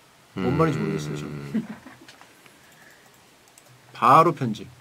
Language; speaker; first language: Korean; native; Korean